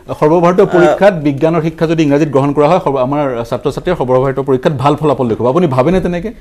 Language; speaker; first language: Assamese; native; Assamese